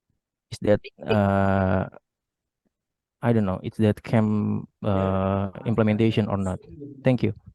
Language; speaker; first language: English; non-native, learner; Indonesian